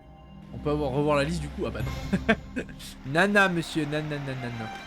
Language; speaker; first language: French; native; French